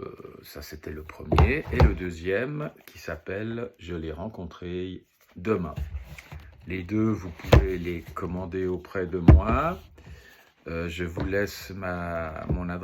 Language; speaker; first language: French; native; French